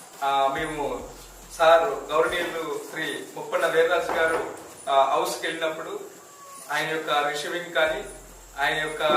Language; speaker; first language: Telugu; native; Telugu